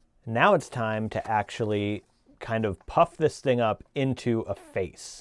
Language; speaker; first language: English; native; English